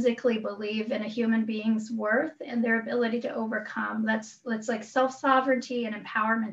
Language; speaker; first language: English; native; English